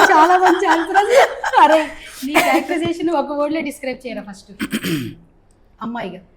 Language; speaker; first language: Telugu; native; Telugu